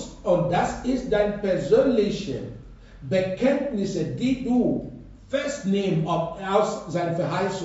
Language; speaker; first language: German; non-native, fluent; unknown